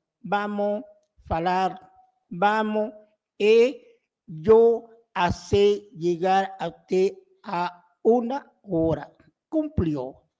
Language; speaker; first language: Spanish; non-native, local second language; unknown